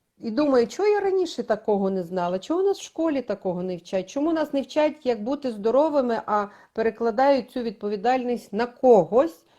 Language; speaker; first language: Ukrainian; native; Ukrainian